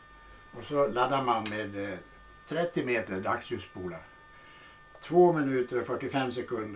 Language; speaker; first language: Swedish; native; Swedish